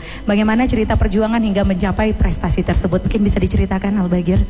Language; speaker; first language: Indonesian; native; Indonesian